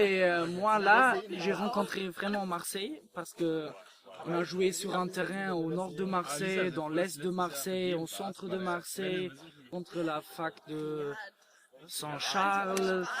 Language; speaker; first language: French; non-native, fluent; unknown